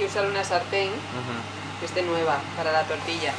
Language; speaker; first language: Spanish; native; Spanish